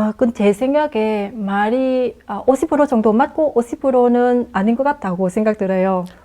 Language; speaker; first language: Korean; non-native, fluent; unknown